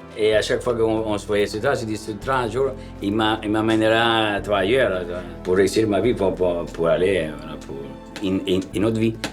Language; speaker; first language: French; non-native, fluent; Italian